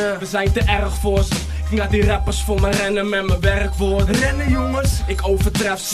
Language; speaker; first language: Dutch; native; Dutch